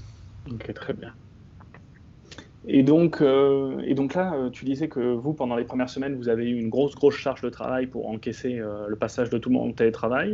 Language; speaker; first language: French; native; French